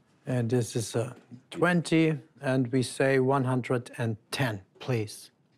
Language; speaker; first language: English; non-native, learner; German